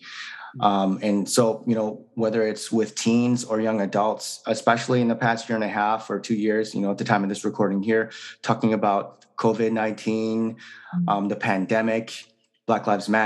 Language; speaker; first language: English; native; English